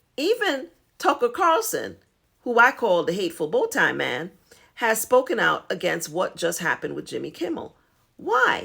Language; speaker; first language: English; native; English